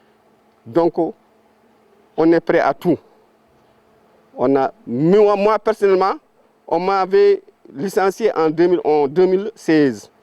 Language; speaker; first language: French; non-native, local second language; Fula